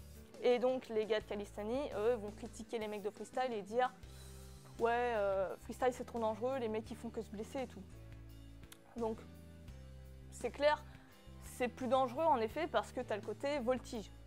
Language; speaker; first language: French; native; French